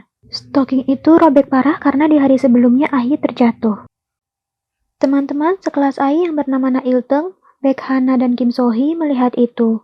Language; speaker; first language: Indonesian; native; Indonesian